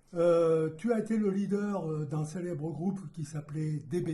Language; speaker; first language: French; native; French